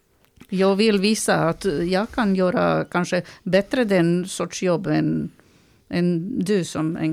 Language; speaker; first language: Swedish; non-native, learner; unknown